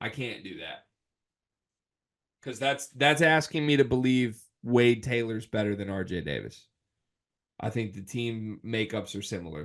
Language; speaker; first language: English; native; English